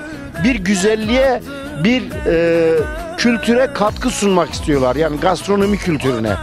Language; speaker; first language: Turkish; native; Turkish